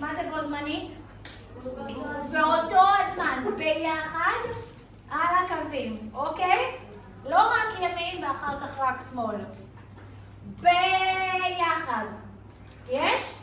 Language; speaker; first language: Hebrew; native; Hebrew